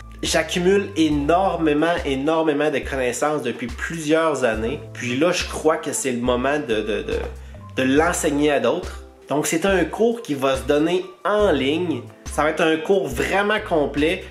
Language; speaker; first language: French; native; French